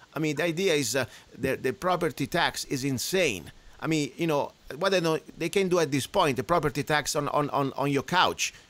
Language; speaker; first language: English; non-native, fluent; Italian